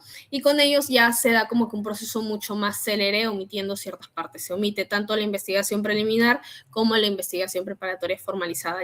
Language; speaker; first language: Spanish; native; Spanish